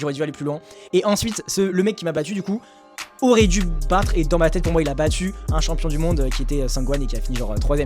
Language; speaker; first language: French; native; French